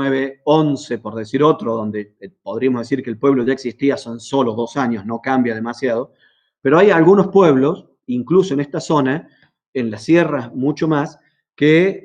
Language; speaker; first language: Spanish; native; Spanish